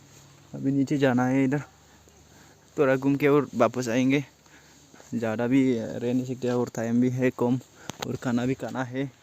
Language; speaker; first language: Hindi; non-native, local second language; Assamese